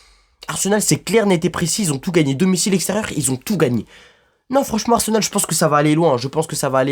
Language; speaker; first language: French; native; French